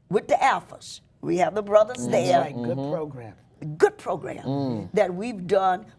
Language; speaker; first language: English; native; English